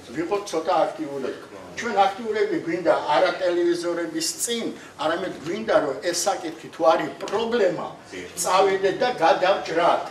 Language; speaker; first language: Georgian; non-native, local second language; Armenian